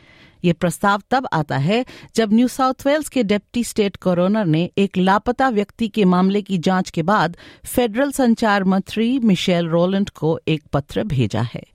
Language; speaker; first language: Hindi; native; Hindi